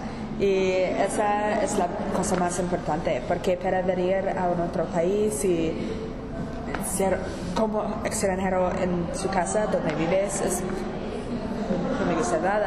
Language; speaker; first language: Spanish; non-native, learner; English